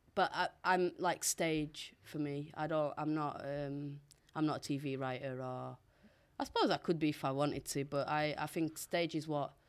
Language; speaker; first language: English; non-native, local second language; Portuguese